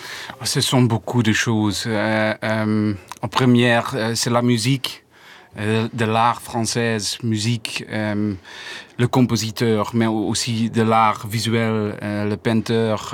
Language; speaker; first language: French; non-native, learner; Dutch